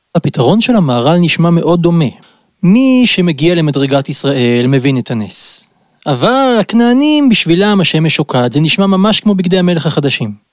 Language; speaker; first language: Hebrew; native; Hebrew